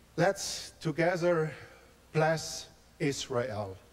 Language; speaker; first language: English; non-native, learner; German